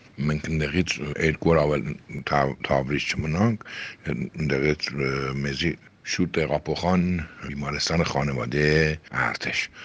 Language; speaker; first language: Armenian; native; Armenian